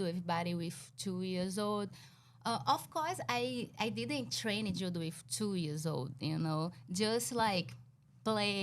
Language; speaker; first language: English; non-native, learner; Portuguese